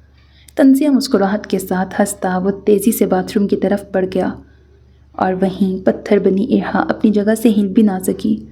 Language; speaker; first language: Urdu; native; Urdu